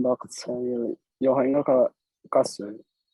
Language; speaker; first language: Korean; non-native, learner; Indonesian